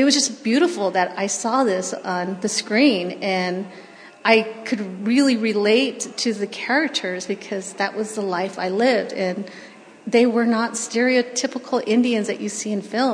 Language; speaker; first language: English; early bilingual, other home language; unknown